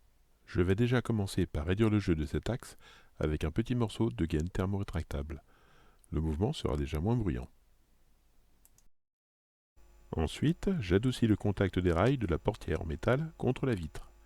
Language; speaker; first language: French; native; French